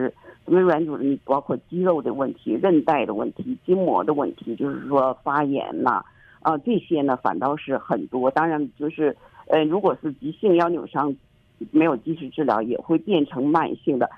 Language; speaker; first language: Chinese; native; Chinese